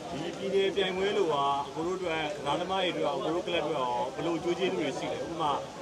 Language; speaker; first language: Burmese; native; Burmese